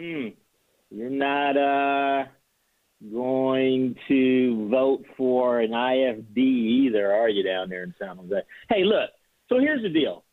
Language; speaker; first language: English; native; English